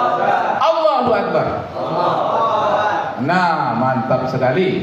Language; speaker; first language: Indonesian; native; Indonesian